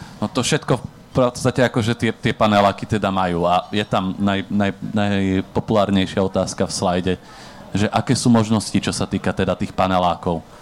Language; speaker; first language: Slovak; native; Slovak